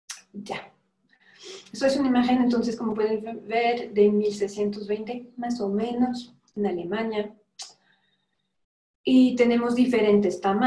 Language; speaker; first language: Spanish; non-native, fluent; French